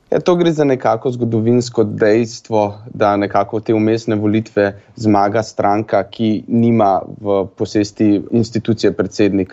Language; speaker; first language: Slovenian; native; Slovenian